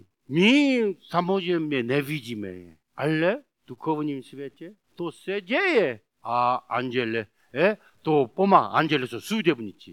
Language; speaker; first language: Czech; non-native, learner; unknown